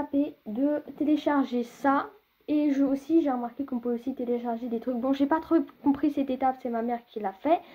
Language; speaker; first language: French; native; French